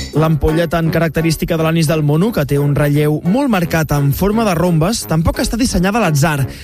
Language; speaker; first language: Catalan; native; Catalan